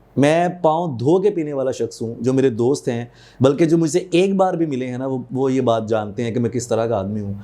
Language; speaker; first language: Urdu; non-native, local second language; Punjabi